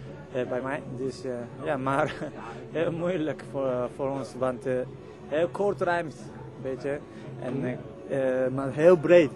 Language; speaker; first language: Dutch; non-native, learner; Japanese